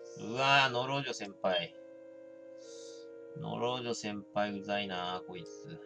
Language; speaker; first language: Japanese; native; Japanese